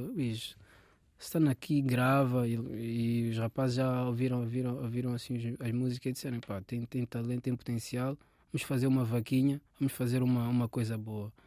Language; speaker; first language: Portuguese; native; Portuguese